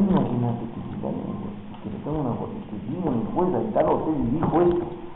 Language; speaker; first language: Spanish; native; Spanish